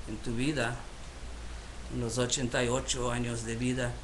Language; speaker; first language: Spanish; early bilingual, heritage; Spanish